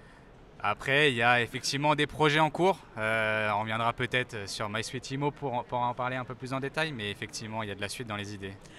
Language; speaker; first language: French; native; French